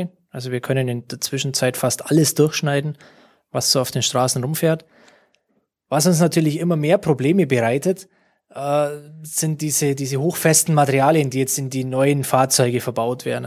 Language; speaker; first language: German; native; German